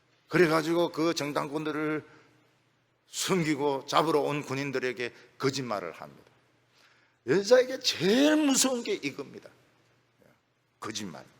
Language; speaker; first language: Korean; native; Korean